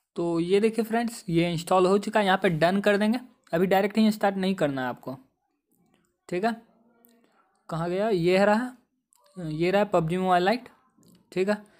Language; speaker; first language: Hindi; native; Hindi